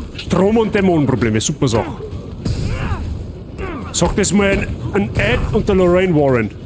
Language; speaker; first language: German; native; German